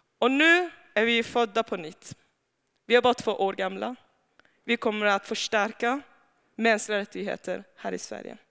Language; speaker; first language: Swedish; non-native, fluent; Persian